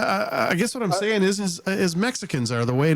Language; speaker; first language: English; native; English